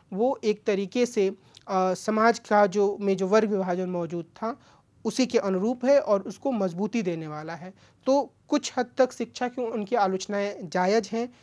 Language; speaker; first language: Hindi; native; Hindi